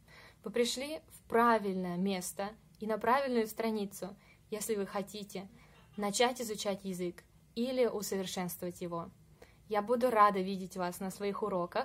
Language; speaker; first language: Russian; native; Russian